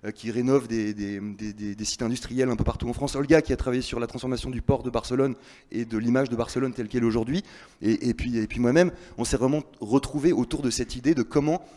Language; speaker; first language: French; native; French